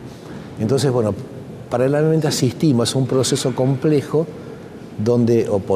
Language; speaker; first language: Spanish; native; Spanish